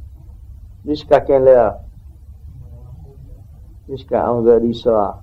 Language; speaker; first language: French; non-native, learner; Vietnamese